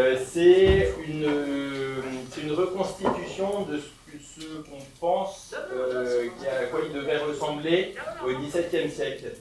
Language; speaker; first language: French; native; French